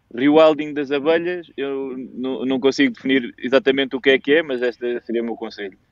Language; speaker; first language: Portuguese; native; Portuguese